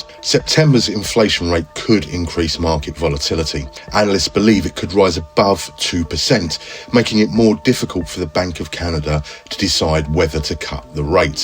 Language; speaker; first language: English; native; English